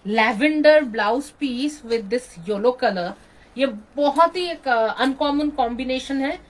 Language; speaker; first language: Hindi; non-native, local second language; Bangla